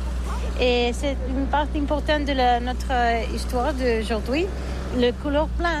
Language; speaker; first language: French; non-native, learner; Catalan